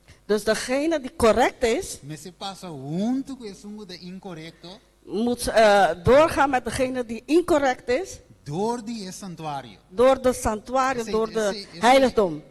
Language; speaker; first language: Dutch; non-native, local second language; Papiamento